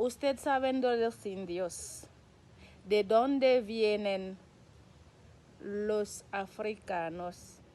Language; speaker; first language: Spanish; non-native, local second language; Haitian Creole